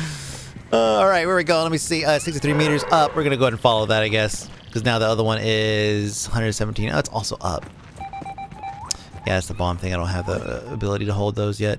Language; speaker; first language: English; native; English